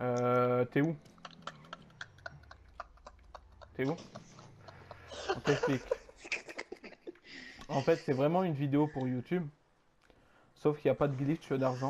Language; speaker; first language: French; native; French